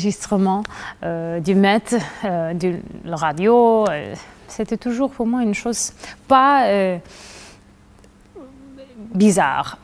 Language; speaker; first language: French; non-native, fluent; Spanish